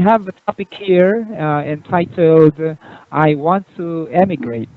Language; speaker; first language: English; non-native, local second language; Filipino